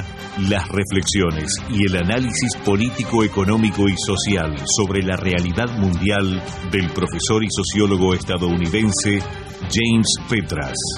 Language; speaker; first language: Spanish; native; Spanish